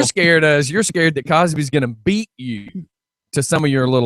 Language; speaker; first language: English; native; English